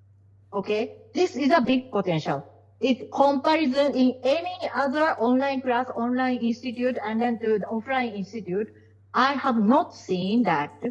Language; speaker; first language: English; non-native, learner; Japanese